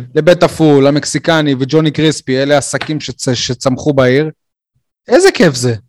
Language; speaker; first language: Hebrew; early bilingual, other home language; Russian